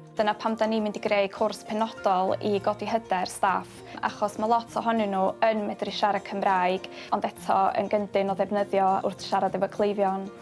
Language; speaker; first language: Welsh; native; Welsh